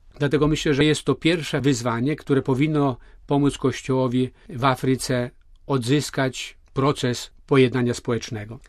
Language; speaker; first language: Polish; native; Polish